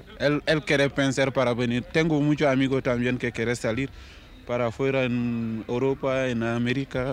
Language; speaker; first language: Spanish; non-native, learner; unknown